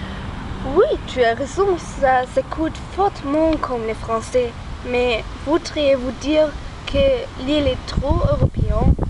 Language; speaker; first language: French; non-native, learner; German